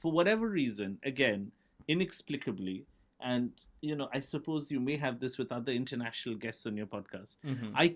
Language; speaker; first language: English; non-native, local second language; Bangla